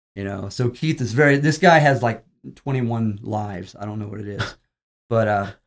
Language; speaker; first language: English; native; English